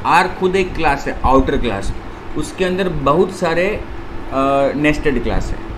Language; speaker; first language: Hindi; non-native, local second language; Gujarati